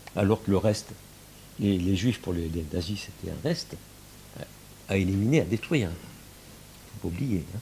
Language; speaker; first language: French; early bilingual, other home language; Yiddish